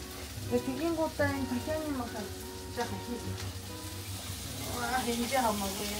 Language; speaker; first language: Mongolian; non-native, fluent; Japanese